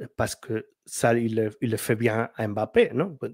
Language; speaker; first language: French; non-native, learner; Spanish